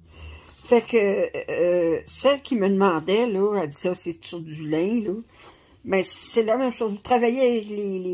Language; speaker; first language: French; native; French